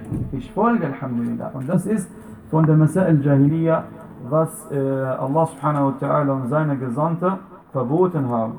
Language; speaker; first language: German; non-native, fluent; Arabic